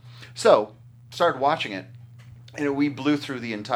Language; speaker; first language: English; native; English